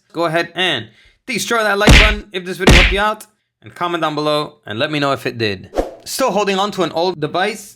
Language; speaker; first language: English; native; English